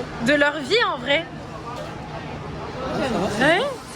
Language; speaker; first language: French; native; French